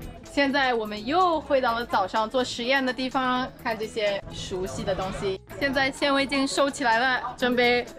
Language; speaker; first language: Chinese; non-native, fluent; English